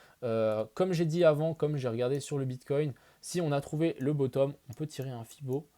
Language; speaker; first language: French; native; French